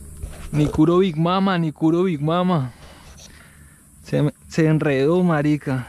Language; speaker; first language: Spanish; native; Spanish